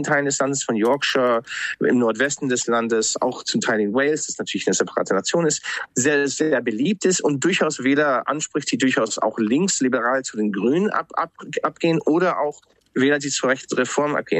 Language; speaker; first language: German; non-native, fluent; English